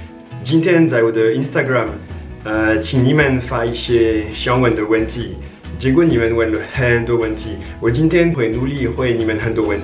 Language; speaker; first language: Chinese; non-native, fluent; French